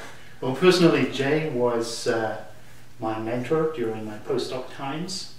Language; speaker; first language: English; non-native, fluent; German